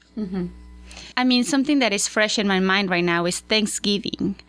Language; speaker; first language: English; non-native, fluent; Spanish